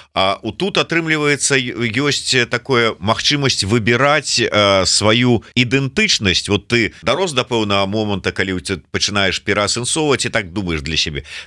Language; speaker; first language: Belarusian; native; Belarusian